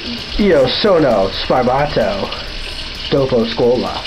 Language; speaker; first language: Italian; non-native, learner; English